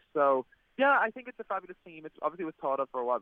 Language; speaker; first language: English; native; English